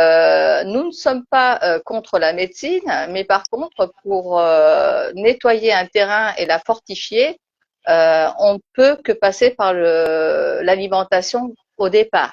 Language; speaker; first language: French; native; French